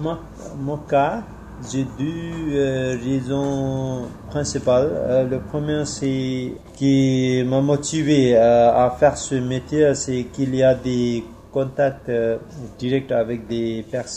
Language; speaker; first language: French; non-native, fluent; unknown